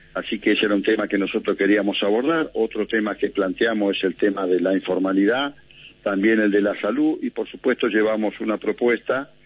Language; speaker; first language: Spanish; native; Spanish